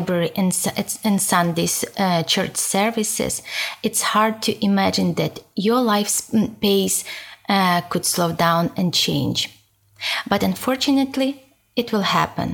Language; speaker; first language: English; non-native, fluent; Ukrainian